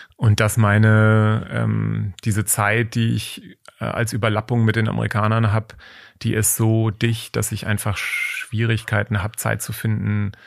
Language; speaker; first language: German; native; German